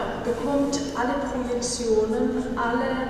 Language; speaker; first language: German; non-native, fluent; Persian